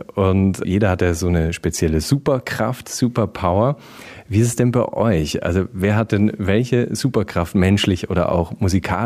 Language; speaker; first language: German; native; German